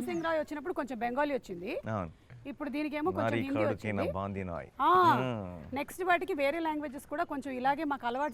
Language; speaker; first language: Telugu; native; Telugu